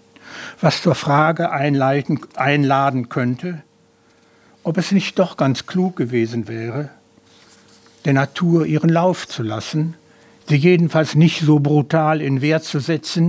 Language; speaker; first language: German; native; German